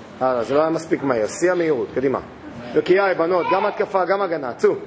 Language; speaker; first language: Hebrew; native; Hebrew